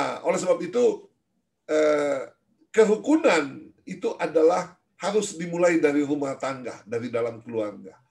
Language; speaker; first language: Indonesian; native; Indonesian